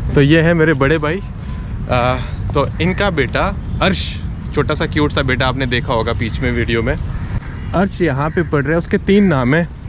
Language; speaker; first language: Hindi; native; Hindi